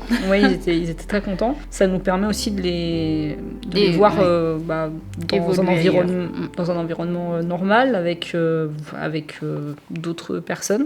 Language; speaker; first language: French; native; French